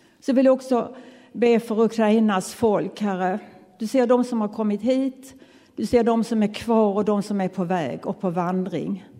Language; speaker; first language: Swedish; native; Swedish